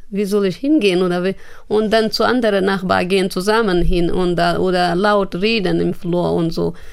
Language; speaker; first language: German; non-native, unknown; Persian